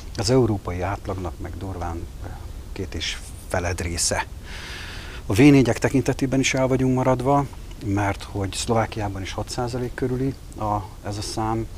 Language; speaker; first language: Hungarian; native; Hungarian